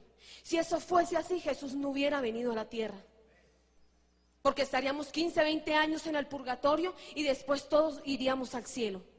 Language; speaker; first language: Spanish; native; Spanish